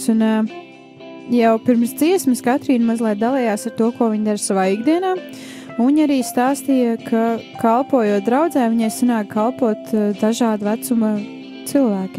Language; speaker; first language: Latvian; native; Latvian